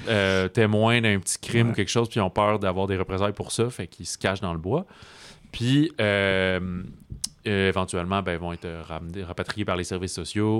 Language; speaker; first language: French; native; French